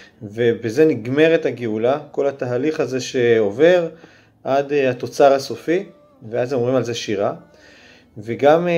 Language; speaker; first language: Hebrew; native; Hebrew